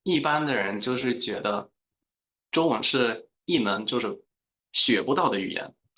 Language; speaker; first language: Chinese; non-native, fluent; Spanish